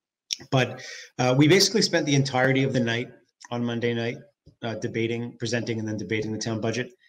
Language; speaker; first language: English; native; English